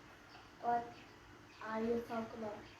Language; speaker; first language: English; non-native, learner; Indonesian